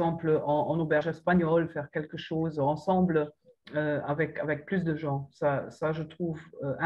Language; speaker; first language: French; non-native, local second language; Luxembourgish